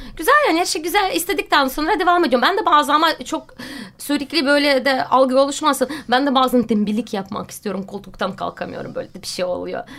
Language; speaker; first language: Turkish; non-native, fluent; Russian